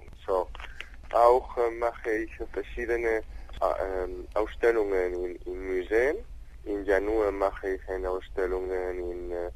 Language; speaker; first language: German; non-native, learner; Spanish